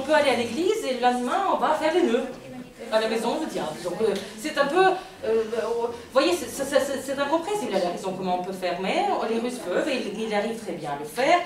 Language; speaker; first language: French; non-native, fluent; Russian